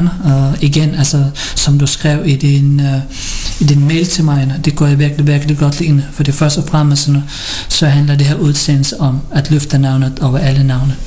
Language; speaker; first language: Danish; early bilingual, other home language; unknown